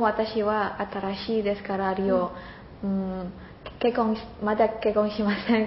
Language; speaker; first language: Japanese; non-native, learner; Indonesian